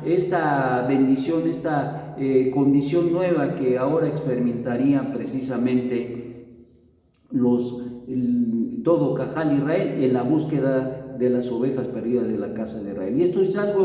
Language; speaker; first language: Spanish; native; Spanish